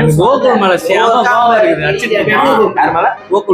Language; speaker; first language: Tamil; native; Tamil